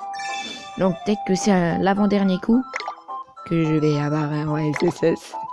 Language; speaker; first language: French; native; French